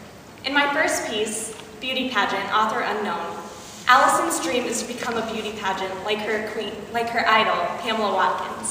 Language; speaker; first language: English; native; English